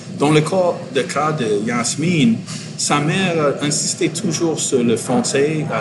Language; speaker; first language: French; non-native, fluent; English